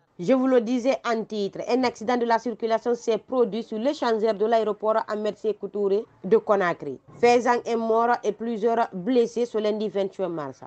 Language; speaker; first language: French; non-native, local second language; Fula